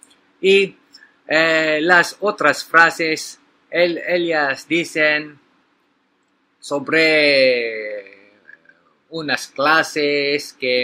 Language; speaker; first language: Spanish; non-native, learner; Filipino